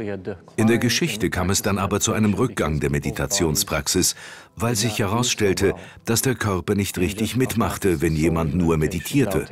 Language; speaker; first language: German; native; German